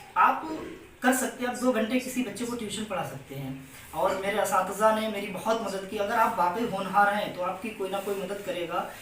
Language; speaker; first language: Urdu; native; Urdu